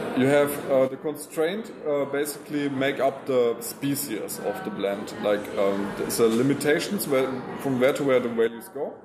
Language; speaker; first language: English; non-native, fluent; German